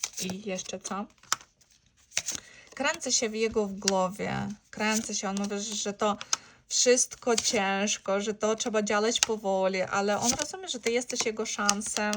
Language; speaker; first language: Polish; non-native, learner; Ukrainian